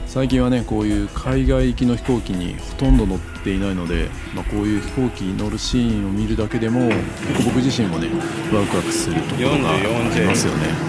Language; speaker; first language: Japanese; native; Japanese